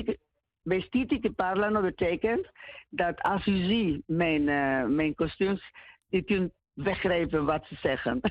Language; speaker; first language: Dutch; non-native, learner; Spanish